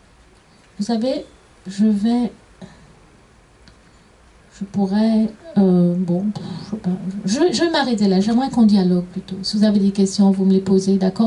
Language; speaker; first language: French; native; French